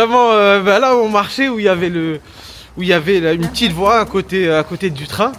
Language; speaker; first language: French; native; French